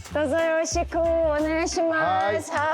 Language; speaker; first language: Japanese; non-native, learner; Chinese